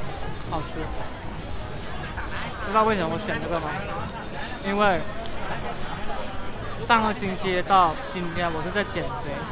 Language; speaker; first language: Chinese; non-native, learner; Thai